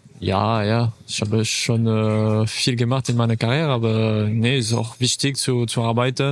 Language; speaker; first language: German; non-native, learner; French